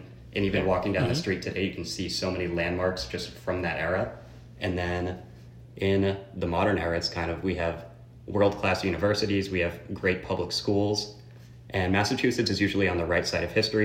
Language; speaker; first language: English; native; English